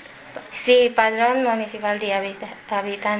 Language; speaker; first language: Spanish; non-native, learner; Filipino